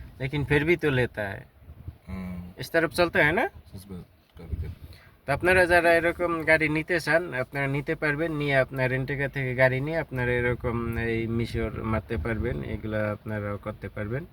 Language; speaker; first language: Hindi; non-native, fluent; Bangla